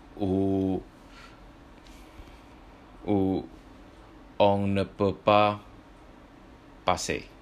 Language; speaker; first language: French; non-native, learner; Indonesian